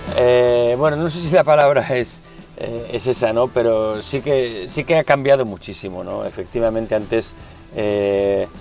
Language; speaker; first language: Spanish; native; Spanish